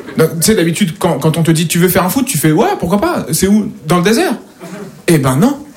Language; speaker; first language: French; native; French